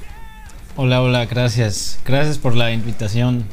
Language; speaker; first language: Spanish; non-native, fluent; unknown